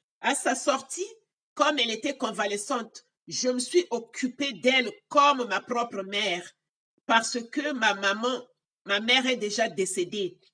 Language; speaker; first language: French; non-native, local second language; Lingala